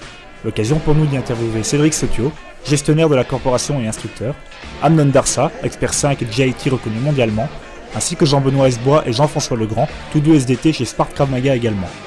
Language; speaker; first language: French; native; French